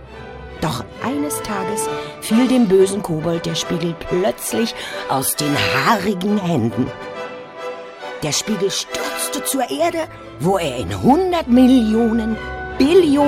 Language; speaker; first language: German; native; German